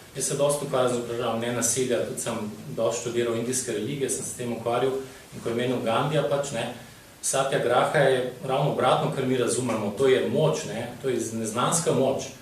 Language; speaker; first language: Slovenian; native; Slovenian